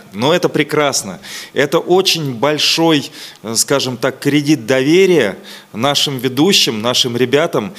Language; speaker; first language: Russian; native; Russian